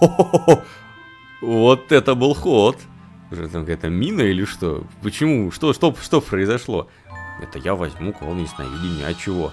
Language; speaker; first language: Russian; native; Russian